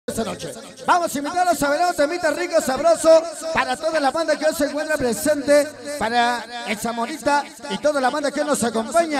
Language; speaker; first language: Spanish; native; Spanish